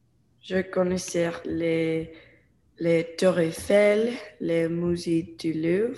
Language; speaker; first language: French; non-native, learner; English